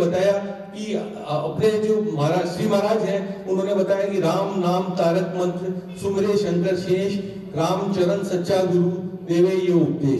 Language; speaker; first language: Hindi; native; Hindi